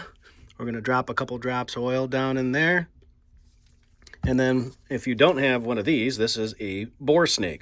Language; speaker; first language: English; native; English